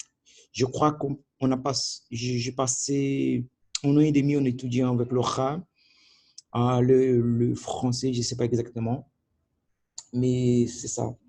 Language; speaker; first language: French; non-native, learner; Portuguese